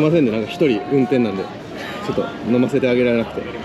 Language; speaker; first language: Japanese; native; Japanese